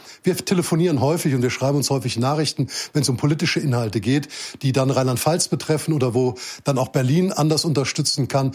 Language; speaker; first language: German; native; German